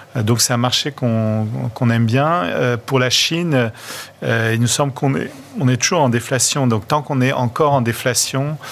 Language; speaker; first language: French; non-native, fluent; Portuguese